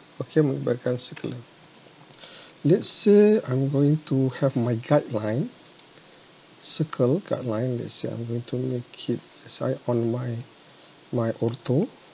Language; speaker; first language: English; non-native, local second language; Malay